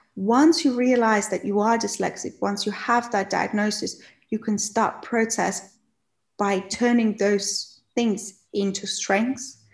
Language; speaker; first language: English; non-native, fluent; Russian